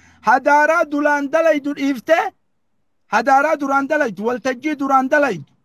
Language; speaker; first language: Oromo; native; Oromo